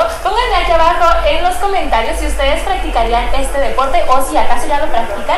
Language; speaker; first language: Spanish; native; Spanish